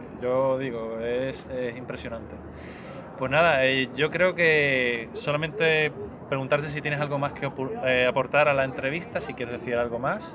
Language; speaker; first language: Spanish; native; Spanish